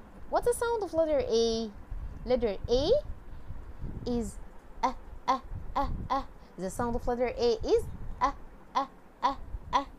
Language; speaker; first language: English; non-native, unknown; Arabic